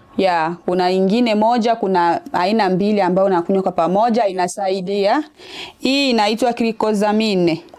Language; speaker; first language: Swahili; native; Swahili